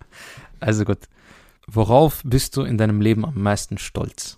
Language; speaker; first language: German; early bilingual, other home language; Arabic